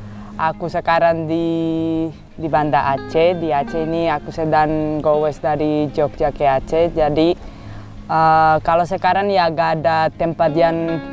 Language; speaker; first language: Indonesian; non-native, fluent; Basque